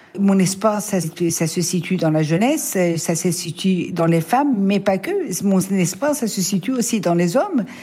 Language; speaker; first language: French; non-native, fluent; Persian